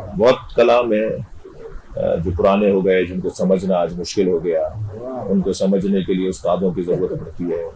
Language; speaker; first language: Urdu; native; Urdu